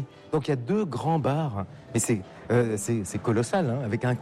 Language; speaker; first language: French; native; French